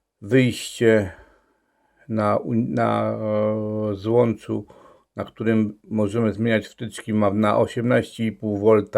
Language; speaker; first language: Polish; native; Polish